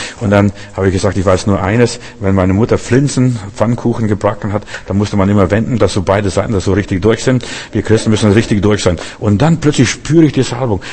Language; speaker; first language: German; early bilingual, heritage; German